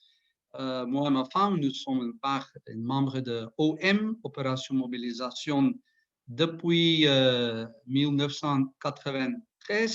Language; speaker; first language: French; non-native, learner; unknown